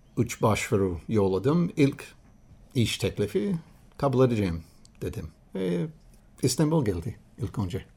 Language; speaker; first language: Turkish; non-native, learner; English